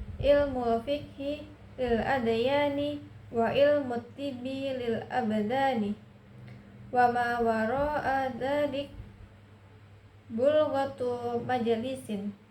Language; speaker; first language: Arabic; non-native, learner; Indonesian